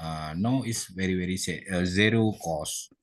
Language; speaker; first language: English; non-native, learner; Indonesian